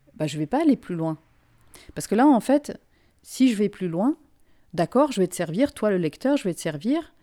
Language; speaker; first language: French; non-native, local second language; Finnish